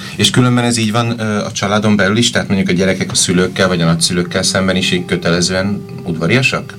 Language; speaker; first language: Hungarian; native; Hungarian